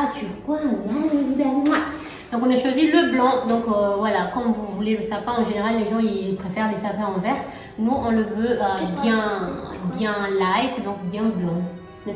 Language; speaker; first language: French; native; French